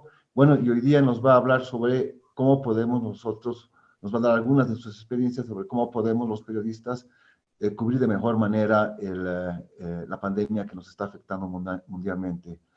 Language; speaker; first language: Spanish; native; Spanish